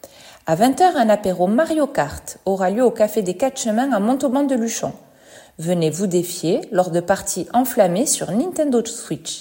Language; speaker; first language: French; native; French